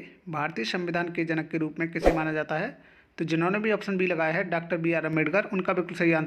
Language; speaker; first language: Hindi; native; Hindi